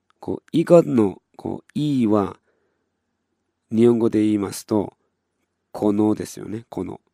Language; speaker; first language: Japanese; non-native, fluent; Korean